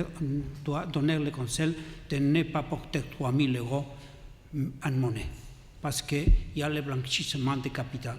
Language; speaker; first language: French; non-native, learner; Catalan